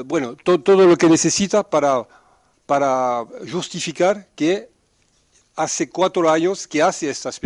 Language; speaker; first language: Spanish; non-native, fluent; French